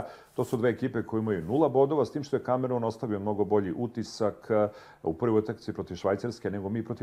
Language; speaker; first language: Serbian; native; Serbian